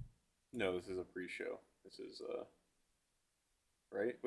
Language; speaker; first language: English; native; English